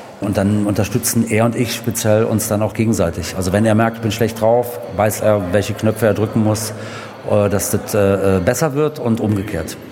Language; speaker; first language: German; native; German